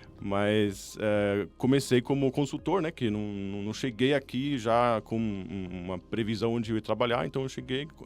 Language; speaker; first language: Portuguese; non-native, fluent; German